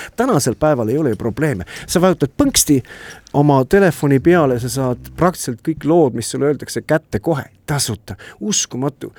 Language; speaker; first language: Estonian; native; Estonian